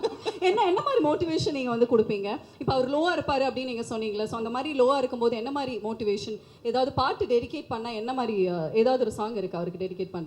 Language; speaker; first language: Tamil; native; Tamil